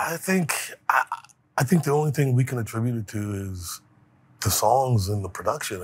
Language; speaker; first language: English; native; English